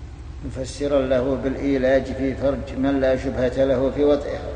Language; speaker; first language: Arabic; native; Arabic